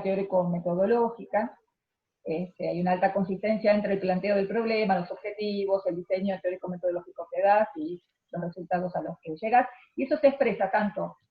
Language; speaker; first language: Spanish; native; Spanish